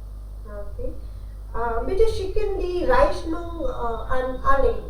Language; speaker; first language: German; non-native, learner; Hindi